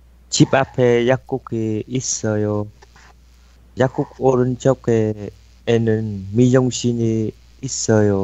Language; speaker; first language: Korean; non-native, learner; Vietnamese